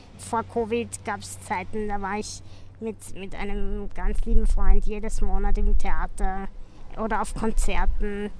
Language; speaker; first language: German; native; German